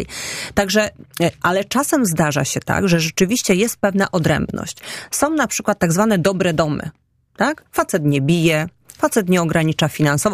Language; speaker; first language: Polish; native; Polish